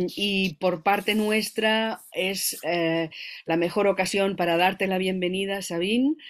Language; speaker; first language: Spanish; native; Spanish